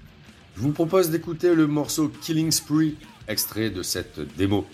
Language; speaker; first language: French; native; French